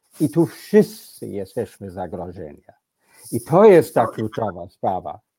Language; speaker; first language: Polish; non-native, fluent; English